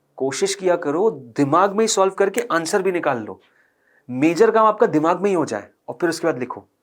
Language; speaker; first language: Hindi; native; Hindi